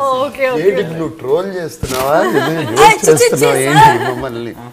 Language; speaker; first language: Telugu; native; Telugu